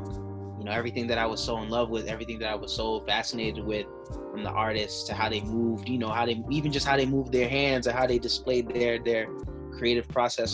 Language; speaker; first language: English; native; English